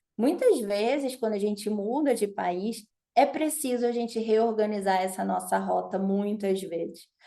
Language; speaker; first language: Portuguese; native; Portuguese